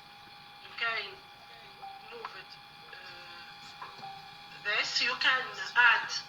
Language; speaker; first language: English; non-native, learner; Arabic